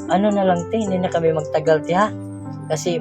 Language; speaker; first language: Filipino; non-native, local second language; Cebuano